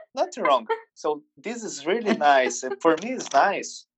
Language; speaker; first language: English; non-native, fluent; Portuguese